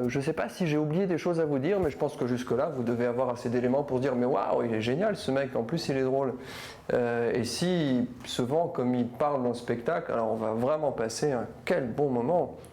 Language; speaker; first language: French; native; French